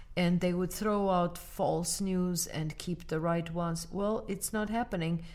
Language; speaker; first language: English; non-native, fluent; Armenian